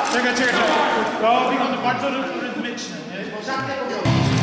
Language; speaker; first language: Polish; non-native, learner; English